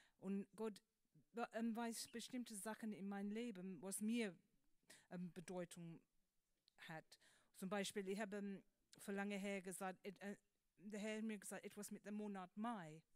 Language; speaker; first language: German; non-native, fluent; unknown